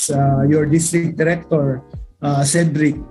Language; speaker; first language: English; non-native, local second language; Iloko